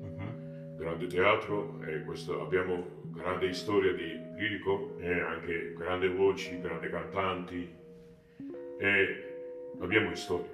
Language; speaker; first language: Italian; non-native, learner; Georgian